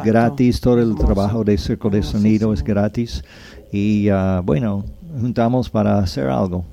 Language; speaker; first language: Spanish; non-native, fluent; English